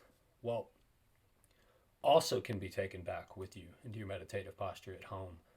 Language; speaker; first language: English; native; English